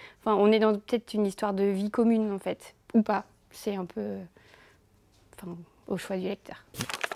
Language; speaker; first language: French; native; French